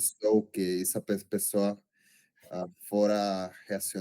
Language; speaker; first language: Spanish; non-native, learner; Portuguese